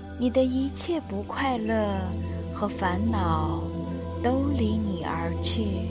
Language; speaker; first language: Chinese; native; Chinese